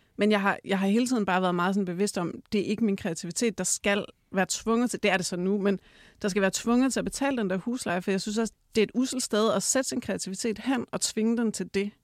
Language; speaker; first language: Danish; native; Danish